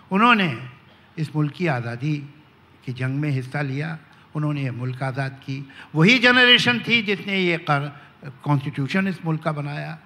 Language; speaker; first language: Hindi; native; Hindi